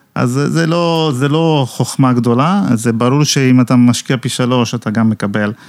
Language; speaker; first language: Hebrew; non-native, fluent; Italian